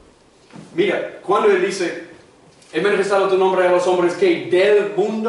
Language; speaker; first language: Spanish; non-native, fluent; English